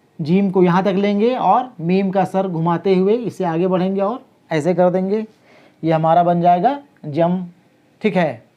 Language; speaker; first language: Hindi; native; Hindi